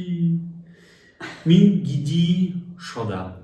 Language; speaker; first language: Persian; non-native, learner; German